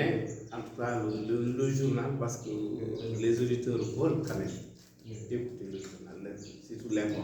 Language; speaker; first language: French; non-native, local second language; Fula